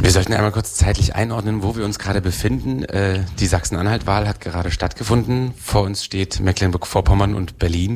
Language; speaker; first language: German; native; German